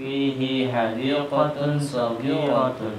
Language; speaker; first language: Arabic; non-native, learner; Indonesian